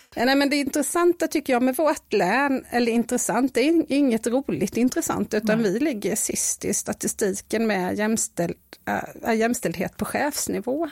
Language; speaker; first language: Swedish; native; Swedish